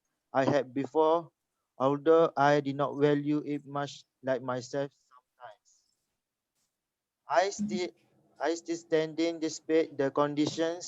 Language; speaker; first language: English; non-native, local second language; Malay